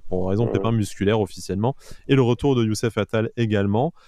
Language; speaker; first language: French; native; French